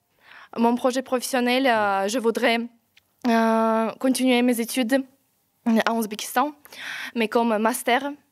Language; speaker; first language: French; non-native, learner; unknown